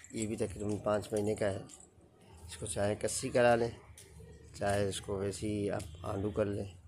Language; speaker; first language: Urdu; native; Urdu